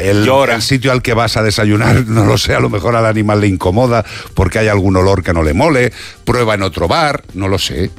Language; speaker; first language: Spanish; native; Spanish